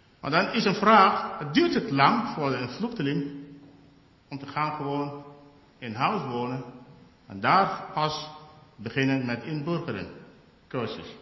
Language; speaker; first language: Dutch; non-native, fluent; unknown